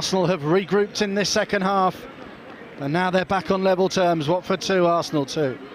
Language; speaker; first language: English; native; English